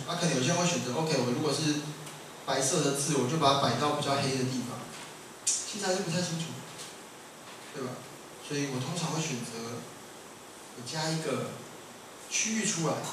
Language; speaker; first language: Chinese; native; Chinese